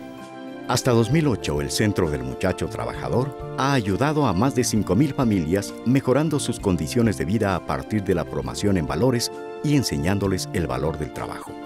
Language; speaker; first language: Spanish; native; Spanish